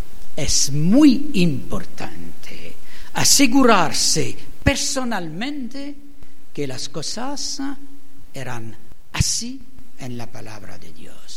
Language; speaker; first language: Spanish; non-native, fluent; French